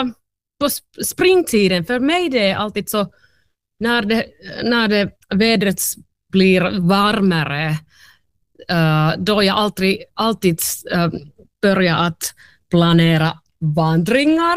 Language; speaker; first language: Swedish; non-native, learner; Finnish